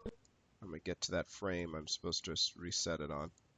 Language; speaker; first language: English; native; English